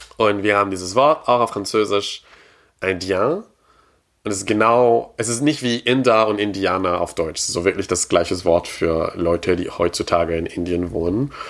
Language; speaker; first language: German; non-native, fluent; French